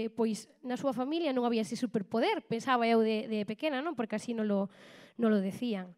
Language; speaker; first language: Galician; native; Galician